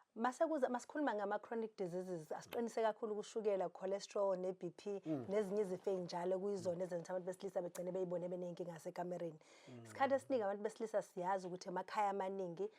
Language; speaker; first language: Zulu; native; Zulu